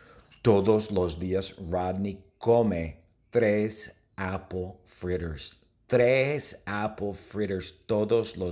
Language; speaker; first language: Spanish; non-native, fluent; English